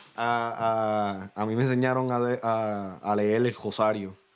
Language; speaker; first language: Spanish; early bilingual, heritage; Spanish